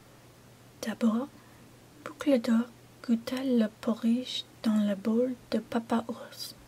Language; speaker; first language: French; non-native, learner; English